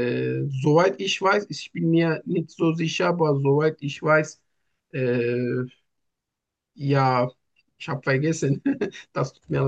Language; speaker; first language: German; non-native, learner; Turkish